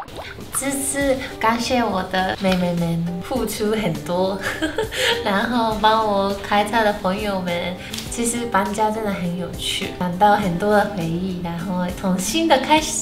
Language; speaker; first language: Chinese; non-native, fluent; Japanese